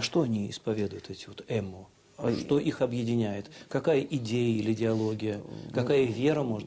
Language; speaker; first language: Russian; native; Russian